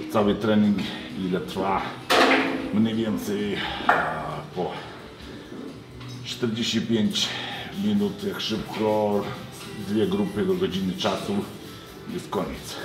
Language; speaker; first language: Polish; non-native, fluent; Lithuanian